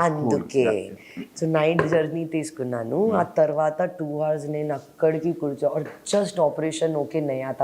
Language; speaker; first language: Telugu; non-native, learner; Hindi